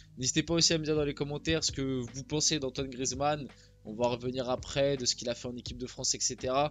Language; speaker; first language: French; early bilingual, other home language; Portuguese